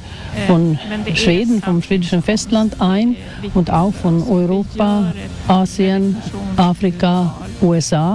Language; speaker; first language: German; non-native, fluent; Swedish